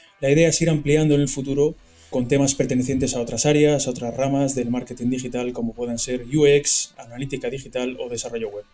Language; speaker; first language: Spanish; native; Spanish